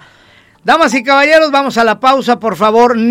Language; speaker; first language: Spanish; native; Spanish